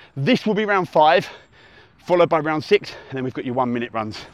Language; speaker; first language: English; native; English